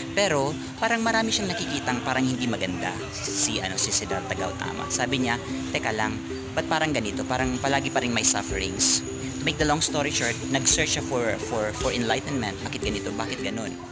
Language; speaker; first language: Filipino; non-native, local second language; Waray